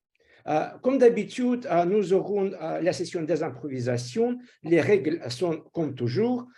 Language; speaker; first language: French; non-native, fluent; Russian